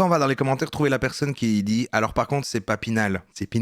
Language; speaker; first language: French; native; French